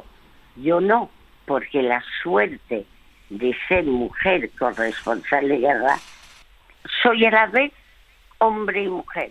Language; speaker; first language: Spanish; non-native, fluent; French